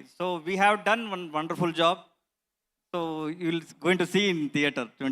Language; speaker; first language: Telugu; non-native, learner; Kannada